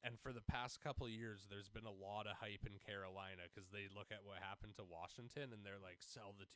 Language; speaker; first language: English; native; English